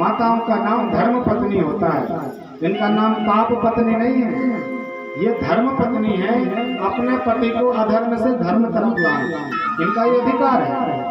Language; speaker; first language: Hindi; native; Hindi